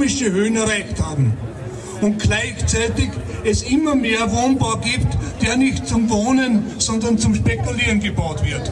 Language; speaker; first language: German; native; German